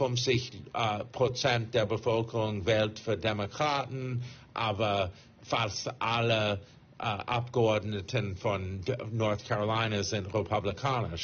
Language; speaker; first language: German; non-native, fluent; English